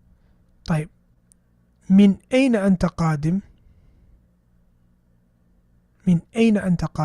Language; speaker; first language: Arabic; non-native, fluent; English